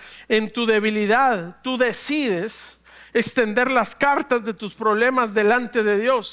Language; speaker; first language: Spanish; native; Spanish